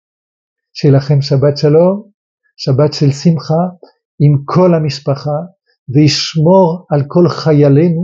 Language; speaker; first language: Hebrew; non-native, fluent; French